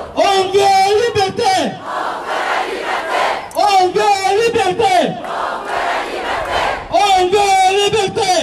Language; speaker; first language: French; non-native, fluent; Uyghur